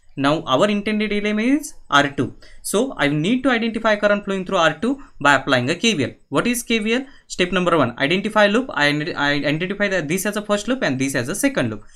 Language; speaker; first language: English; non-native, local second language; Marathi